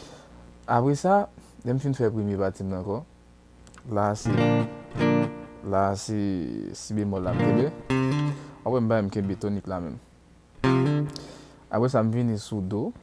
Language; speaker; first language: French; non-native, learner; Haitian Creole